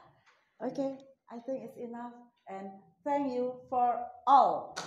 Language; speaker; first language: English; non-native, learner; Indonesian